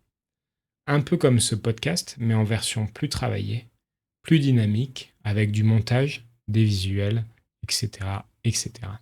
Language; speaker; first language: French; native; French